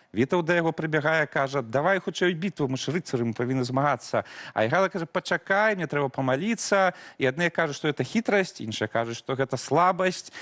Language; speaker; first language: Belarusian; native; Belarusian